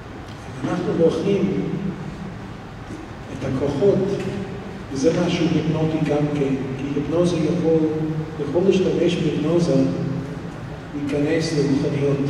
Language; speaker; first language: Hebrew; non-native, fluent; English